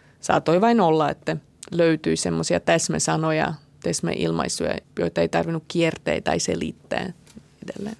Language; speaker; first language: Finnish; non-native, fluent; Slovak